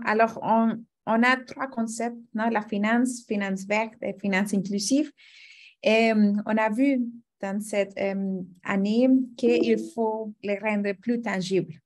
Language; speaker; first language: French; non-native, fluent; Spanish